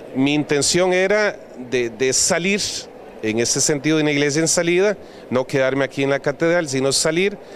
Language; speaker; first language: Spanish; native; Spanish